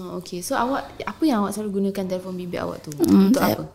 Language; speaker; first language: Malay; native; Malay